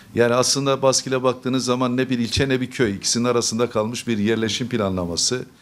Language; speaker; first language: Turkish; native; Turkish